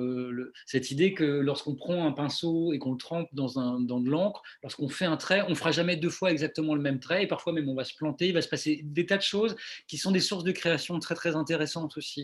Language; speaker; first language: French; native; French